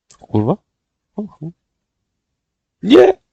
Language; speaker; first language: Polish; native; Polish